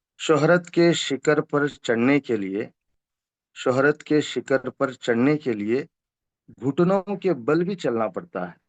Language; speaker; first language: Hindi; non-native, local second language; Urdu